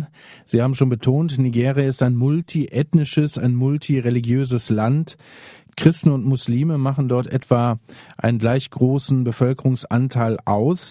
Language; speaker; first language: German; native; German